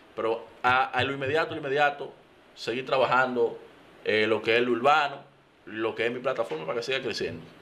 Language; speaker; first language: Spanish; native; Spanish